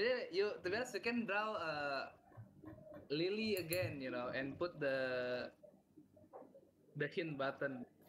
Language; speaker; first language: English; non-native, learner; Indonesian